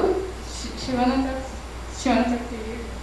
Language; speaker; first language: English; non-native, learner; Portuguese